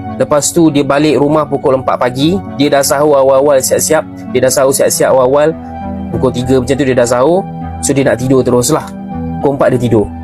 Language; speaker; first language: Malay; native; Malay